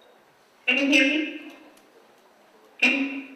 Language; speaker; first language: English; non-native, learner; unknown